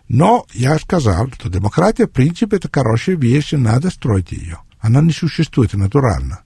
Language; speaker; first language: Russian; non-native, fluent; Italian